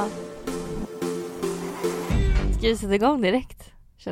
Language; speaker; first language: Swedish; native; Swedish